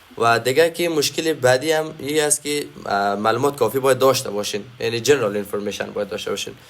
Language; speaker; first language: Persian; native; Persian